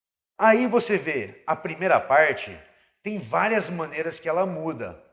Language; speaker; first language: Portuguese; non-native, fluent; English